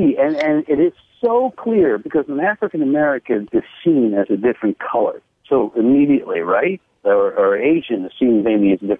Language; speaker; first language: English; native; English